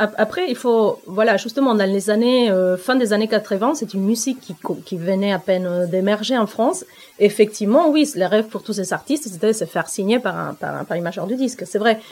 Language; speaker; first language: French; non-native, fluent; Spanish